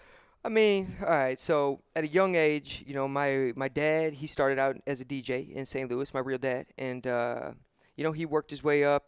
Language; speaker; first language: English; native; English